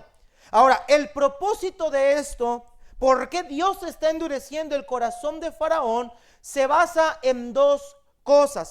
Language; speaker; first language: Spanish; native; Spanish